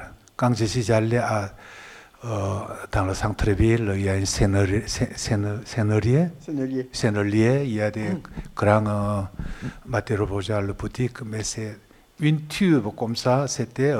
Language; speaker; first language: French; non-native, learner; Korean